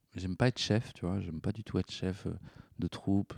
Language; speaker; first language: French; native; French